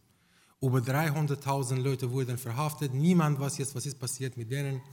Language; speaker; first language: German; non-native, fluent; Persian